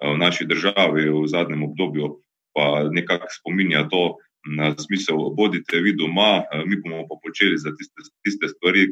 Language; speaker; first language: Slovenian; native; Slovenian